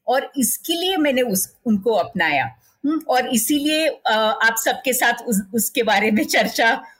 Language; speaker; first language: Hindi; non-native, local second language; Marathi